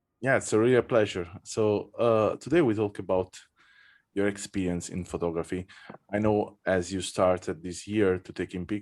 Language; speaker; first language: English; non-native, fluent; Italian